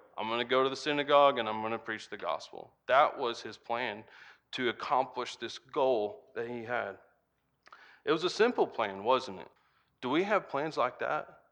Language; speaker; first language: English; native; English